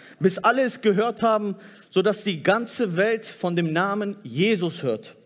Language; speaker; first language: German; early bilingual, other home language; Turkish